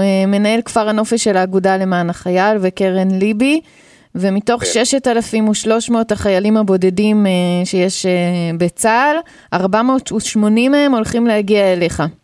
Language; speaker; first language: Hebrew; native; Hebrew